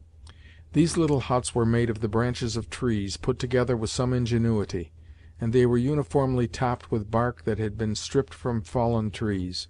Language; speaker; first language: English; native; English